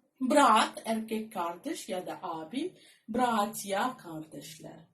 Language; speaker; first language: Turkish; non-native, fluent; Russian